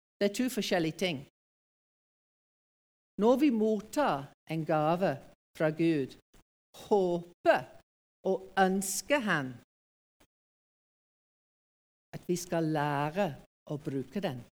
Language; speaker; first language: Norwegian; non-native, fluent; English